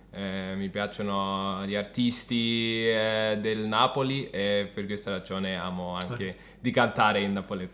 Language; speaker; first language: Italian; non-native, fluent; German